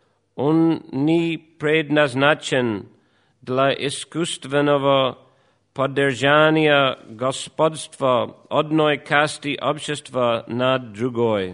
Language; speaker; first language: Russian; non-native, fluent; English